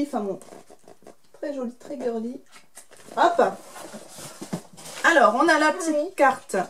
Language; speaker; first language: French; native; French